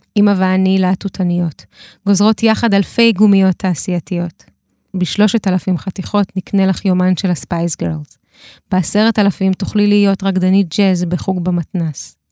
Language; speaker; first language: Hebrew; early bilingual, other home language; Russian